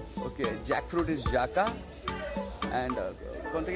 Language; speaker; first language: Portuguese; non-native, learner; Malayalam